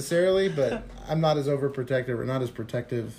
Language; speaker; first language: English; native; English